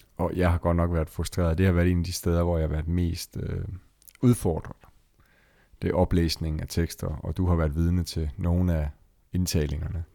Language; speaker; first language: Danish; native; Danish